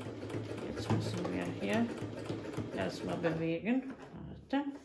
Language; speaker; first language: German; non-native, fluent; Bosnian